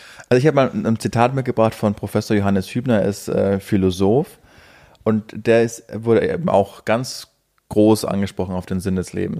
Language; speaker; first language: German; native; German